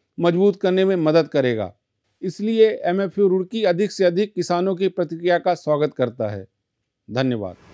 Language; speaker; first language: Hindi; native; Hindi